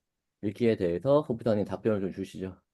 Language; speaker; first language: Korean; native; Korean